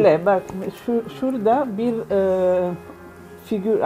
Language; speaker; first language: Turkish; non-native, learner; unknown